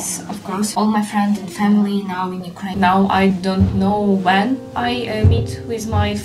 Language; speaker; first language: English; non-native, learner; Ukrainian